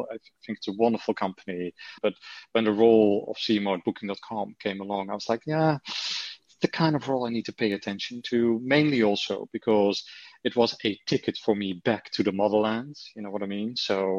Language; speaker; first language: English; non-native, fluent; Dutch